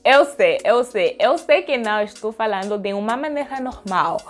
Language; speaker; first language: Portuguese; non-native, learner; French